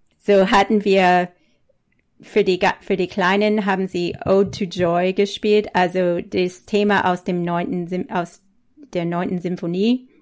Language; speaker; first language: German; non-native, fluent; English